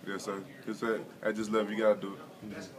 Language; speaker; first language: English; native; English